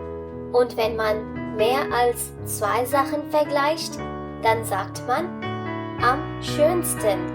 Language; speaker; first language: German; non-native, fluent; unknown